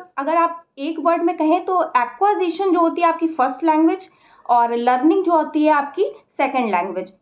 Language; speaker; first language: Hindi; native; Hindi